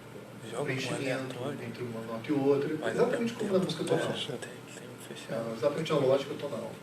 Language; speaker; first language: Portuguese; native; Portuguese